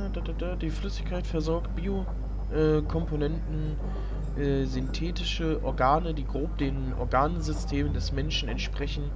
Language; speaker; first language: German; native; German